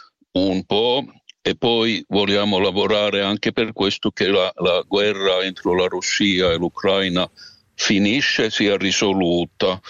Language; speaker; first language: Italian; non-native, fluent; Finnish